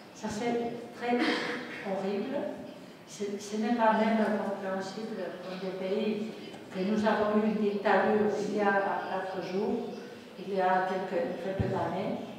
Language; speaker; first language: French; non-native, fluent; Spanish